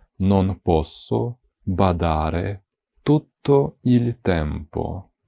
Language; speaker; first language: Italian; non-native, fluent; Ukrainian